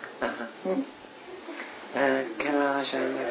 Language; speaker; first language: French; non-native, learner; English